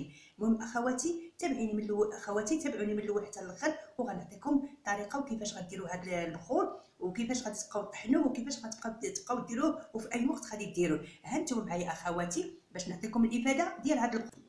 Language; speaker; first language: Arabic; native; Arabic